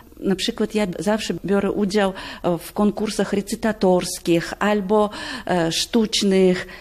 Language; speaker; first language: Polish; non-native, learner; Russian